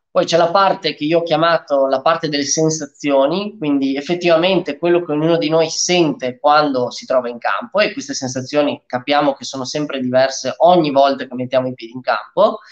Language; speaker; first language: Italian; early bilingual, other home language; Romanian